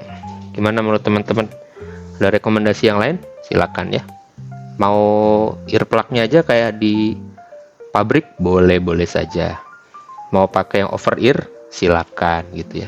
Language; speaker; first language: Indonesian; native; Indonesian